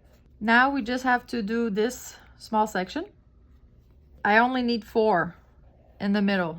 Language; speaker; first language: English; non-native, fluent; French